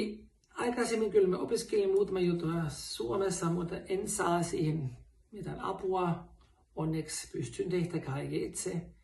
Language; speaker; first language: Finnish; non-native, fluent; German